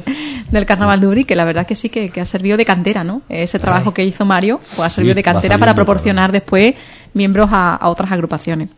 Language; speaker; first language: Spanish; native; Spanish